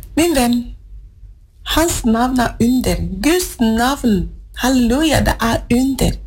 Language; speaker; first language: Norwegian; non-native, fluent; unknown